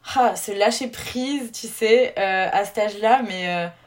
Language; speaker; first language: French; native; French